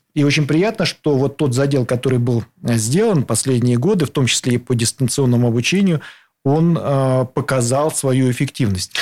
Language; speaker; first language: Russian; native; Russian